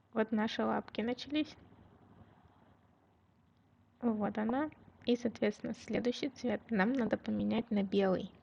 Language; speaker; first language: Russian; native; Russian